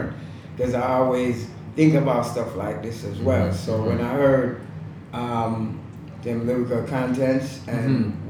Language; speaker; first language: English; non-native, local second language; Jamaican Creole English